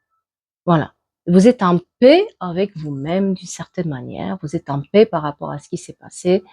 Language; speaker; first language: French; native; French